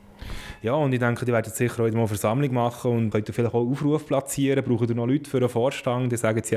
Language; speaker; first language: German; native; German